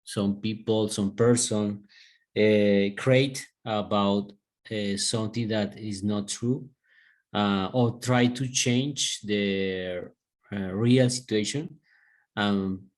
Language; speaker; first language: English; non-native, learner; Spanish